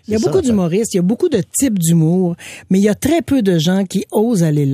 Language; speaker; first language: French; native; French